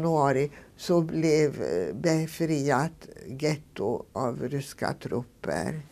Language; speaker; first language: Swedish; non-native, fluent; Hungarian